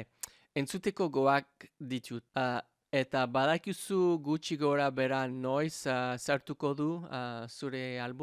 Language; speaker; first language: Basque; non-native, learner; English